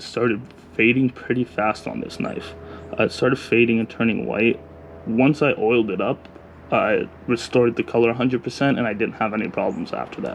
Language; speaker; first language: English; native; English